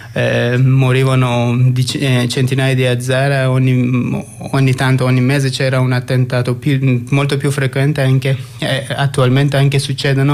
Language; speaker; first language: Italian; non-native, fluent; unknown